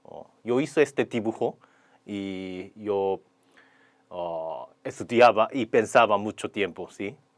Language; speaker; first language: Spanish; non-native, learner; Korean